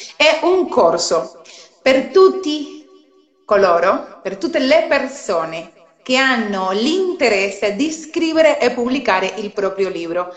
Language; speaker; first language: Italian; non-native, fluent; Spanish